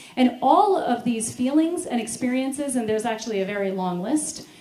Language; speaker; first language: English; native; English